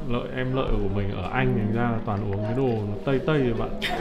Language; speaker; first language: Vietnamese; native; Vietnamese